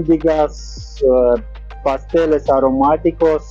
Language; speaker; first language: Spanish; non-native, learner; Russian